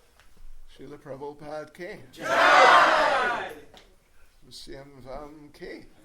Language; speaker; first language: Russian; non-native, learner; English